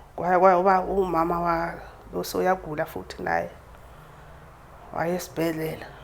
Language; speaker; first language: Zulu; native; Zulu